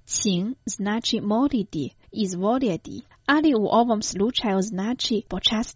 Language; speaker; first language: Croatian; non-native, fluent; Chinese